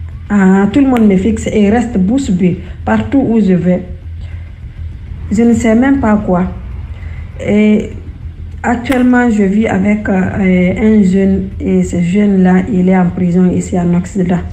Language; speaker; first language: French; non-native, local second language; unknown